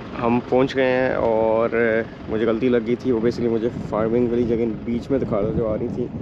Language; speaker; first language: Urdu; non-native, local second language; Punjabi